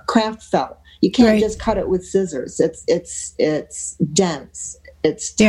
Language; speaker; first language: English; native; English